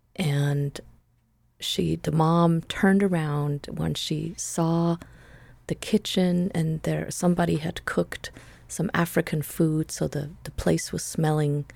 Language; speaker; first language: English; non-native, fluent; Spanish